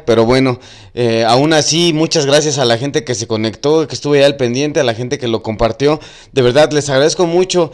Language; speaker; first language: Spanish; native; Spanish